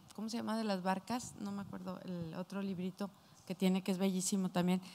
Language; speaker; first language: Spanish; native; Spanish